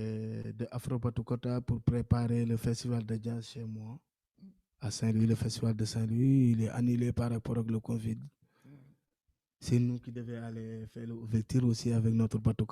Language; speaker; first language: French; non-native, local second language; Wolof